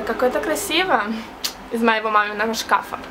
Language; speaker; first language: Russian; early bilingual, heritage; Russian